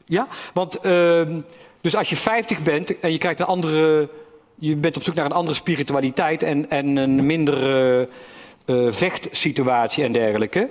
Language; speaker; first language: Dutch; native; Dutch